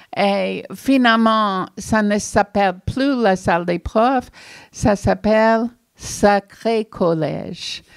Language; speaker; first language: French; non-native, fluent; English